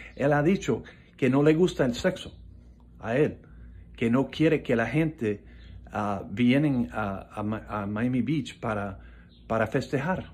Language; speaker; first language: Spanish; non-native, fluent; English